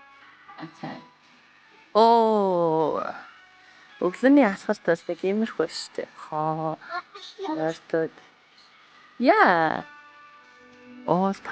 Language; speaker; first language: Mongolian; native; Mongolian